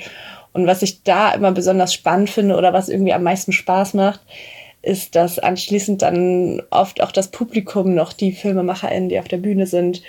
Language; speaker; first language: German; native; German